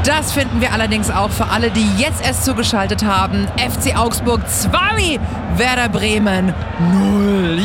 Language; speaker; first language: German; native; German